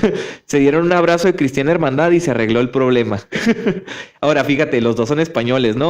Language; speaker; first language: Spanish; native; Spanish